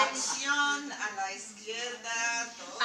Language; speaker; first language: Spanish; non-native, learner; Arabic